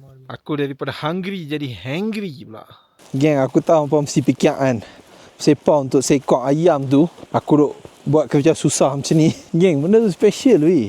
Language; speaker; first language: Malay; native; Malay